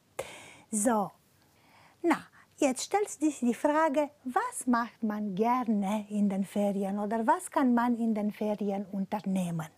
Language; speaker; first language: German; non-native, fluent; Romanian